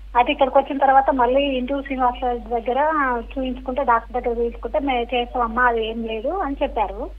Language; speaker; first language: Telugu; native; Telugu